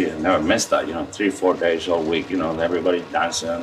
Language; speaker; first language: English; non-native, fluent; Spanish